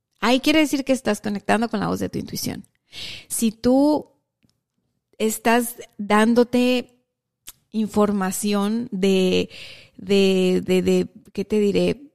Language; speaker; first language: Spanish; native; Spanish